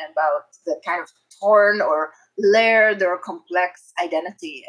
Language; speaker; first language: English; non-native, fluent; Hebrew